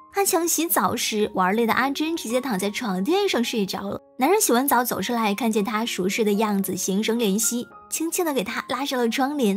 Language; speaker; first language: Chinese; native; Chinese